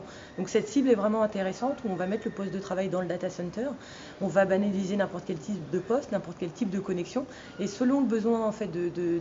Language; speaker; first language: French; native; French